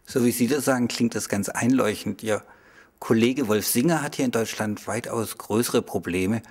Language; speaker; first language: German; native; German